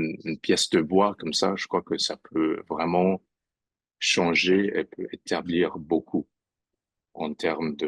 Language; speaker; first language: French; non-native, fluent; English